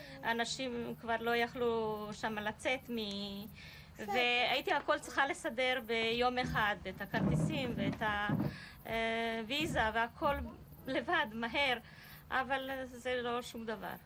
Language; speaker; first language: Hebrew; non-native, fluent; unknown